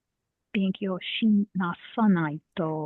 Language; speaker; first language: Japanese; non-native, learner; English